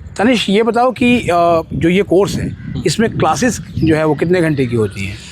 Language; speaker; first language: Hindi; native; Hindi